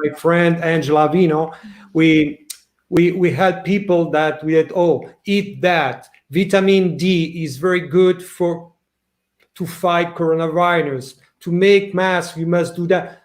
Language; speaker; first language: English; non-native, learner; French